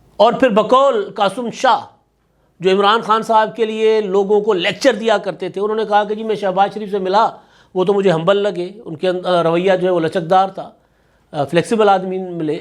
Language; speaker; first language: Urdu; non-native, local second language; Sindhi